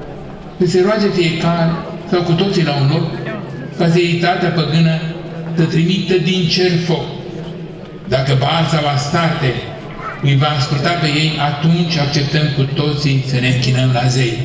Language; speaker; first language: Romanian; native; Romanian